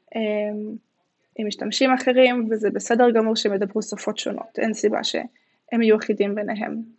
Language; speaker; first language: Hebrew; native; Hebrew